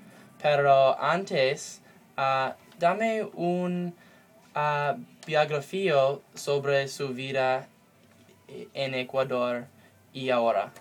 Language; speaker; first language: Spanish; non-native, learner; English